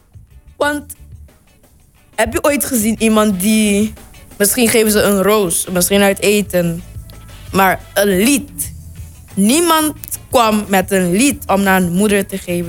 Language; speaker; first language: Dutch; non-native, local second language; Papiamento